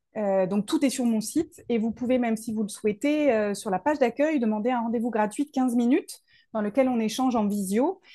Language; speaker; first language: French; native; French